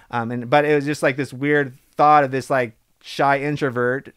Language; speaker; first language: English; native; English